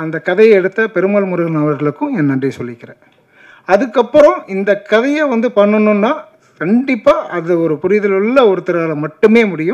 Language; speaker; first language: Tamil; native; Tamil